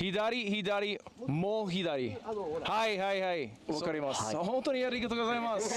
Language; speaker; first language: Japanese; non-native, learner; English